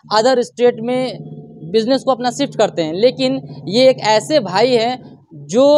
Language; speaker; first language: Hindi; native; Hindi